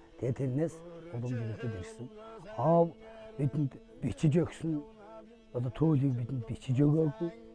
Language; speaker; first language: Mongolian; native; Mongolian